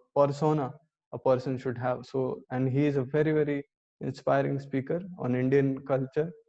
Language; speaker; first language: English; non-native, local second language; Marathi